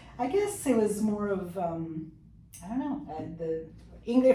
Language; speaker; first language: English; early bilingual, other home language; Spanish